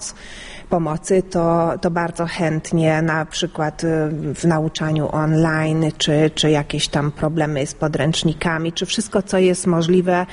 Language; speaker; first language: Polish; early bilingual, heritage; Polish